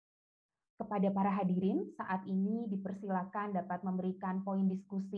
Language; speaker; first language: Indonesian; native; Indonesian